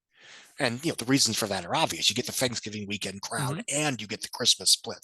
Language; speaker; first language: English; native; English